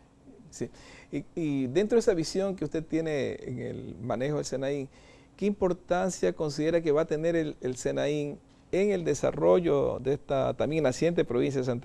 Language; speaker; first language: Spanish; native; Spanish